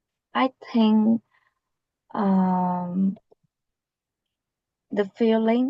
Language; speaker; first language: English; non-native, learner; Vietnamese